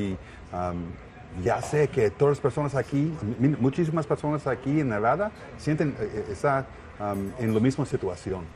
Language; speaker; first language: Spanish; non-native, learner; English